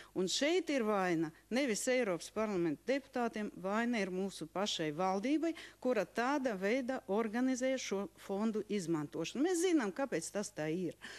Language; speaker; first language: Latvian; non-native, local second language; Russian